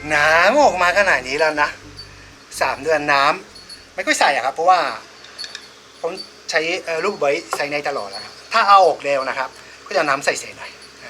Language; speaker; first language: Thai; non-native, fluent; Japanese